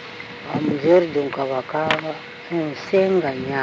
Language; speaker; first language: Portuguese; non-native, local second language; Tsonga